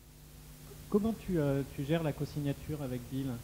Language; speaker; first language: French; native; French